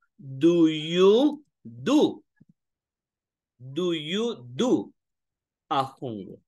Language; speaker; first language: English; non-native, learner; Spanish